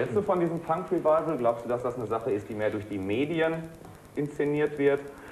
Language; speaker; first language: German; native; German